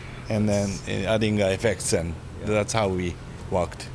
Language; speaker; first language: English; non-native, fluent; Japanese